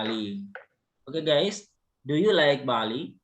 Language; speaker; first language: English; non-native, learner; Indonesian